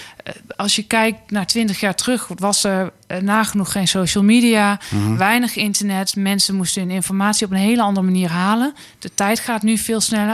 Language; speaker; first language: Dutch; native; Dutch